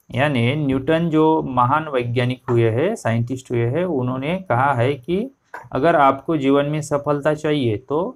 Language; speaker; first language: Hindi; non-native, local second language; Marathi